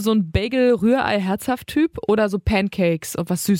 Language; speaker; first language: German; native; German